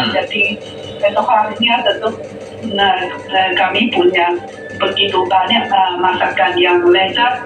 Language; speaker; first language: Indonesian; non-native, fluent; Chinese